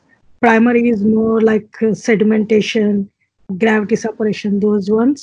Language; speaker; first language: English; non-native, local second language; Telugu